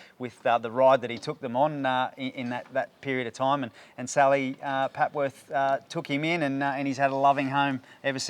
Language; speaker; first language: English; native; English